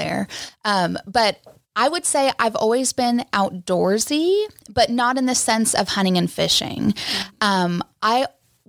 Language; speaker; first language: English; native; English